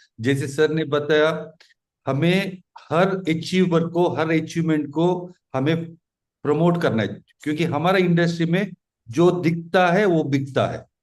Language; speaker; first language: Hindi; non-native, local second language; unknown